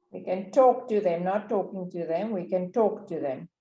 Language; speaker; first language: English; non-native, fluent; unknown